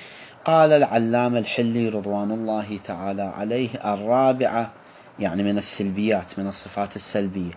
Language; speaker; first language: Arabic; native; Arabic